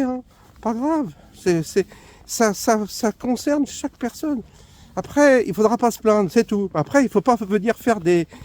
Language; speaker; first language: French; native; French